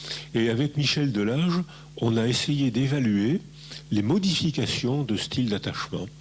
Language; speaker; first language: French; native; French